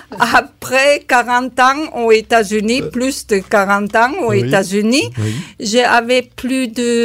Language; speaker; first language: French; non-native, learner; German